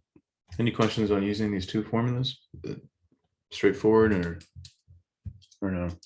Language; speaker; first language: English; native; English